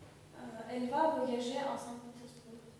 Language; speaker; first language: French; non-native, learner; Russian